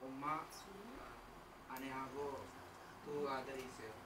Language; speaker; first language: Korean; non-native, learner; Khmer